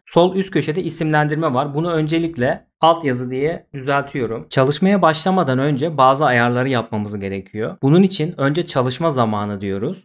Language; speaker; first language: Turkish; native; Turkish